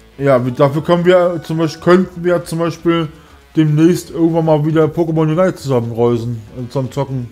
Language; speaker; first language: German; native; German